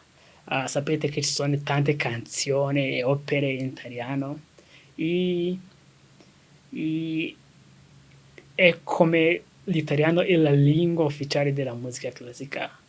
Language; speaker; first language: Italian; non-native, learner; Kinyarwanda